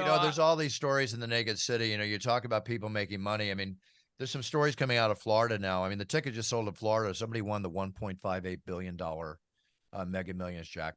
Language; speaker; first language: English; native; English